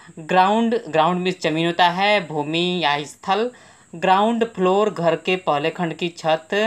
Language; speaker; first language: Hindi; native; Hindi